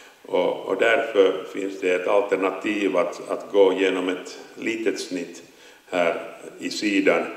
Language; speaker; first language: Swedish; non-native, local second language; Finnish